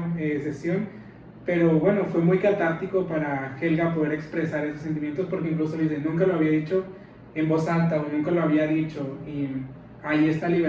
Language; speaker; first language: Spanish; native; Spanish